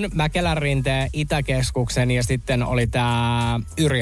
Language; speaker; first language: Finnish; native; Finnish